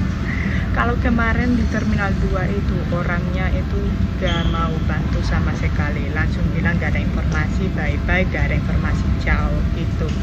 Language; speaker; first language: Indonesian; non-native, fluent; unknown